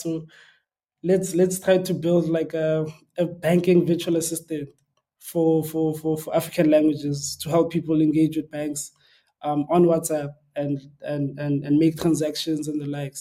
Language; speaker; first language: English; non-native, local second language; Xhosa